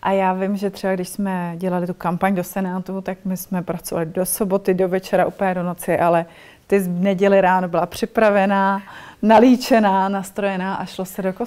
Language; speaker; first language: Czech; native; Czech